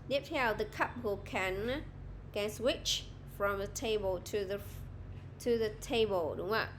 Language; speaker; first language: English; non-native, fluent; Vietnamese